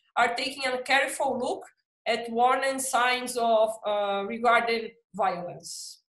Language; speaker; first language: English; non-native, fluent; Portuguese